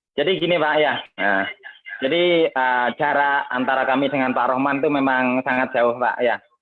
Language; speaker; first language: Indonesian; native; Indonesian